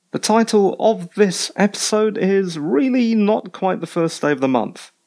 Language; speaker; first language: English; native; English